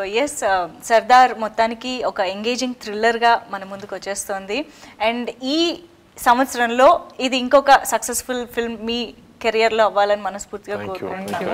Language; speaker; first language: Telugu; native; Telugu